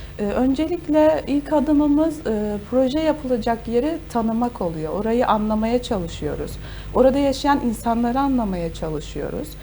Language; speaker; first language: Turkish; native; Turkish